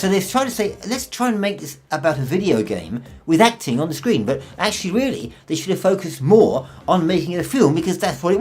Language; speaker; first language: English; native; English